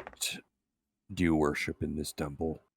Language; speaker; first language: English; native; English